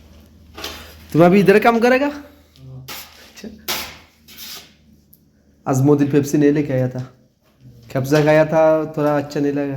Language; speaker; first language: Hindi; non-native, learner; Bangla